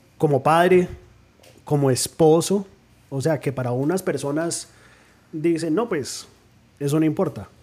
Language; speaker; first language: Spanish; early bilingual, heritage; Spanish